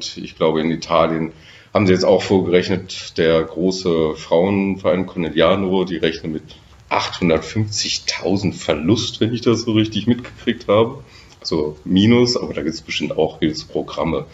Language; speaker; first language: German; native; German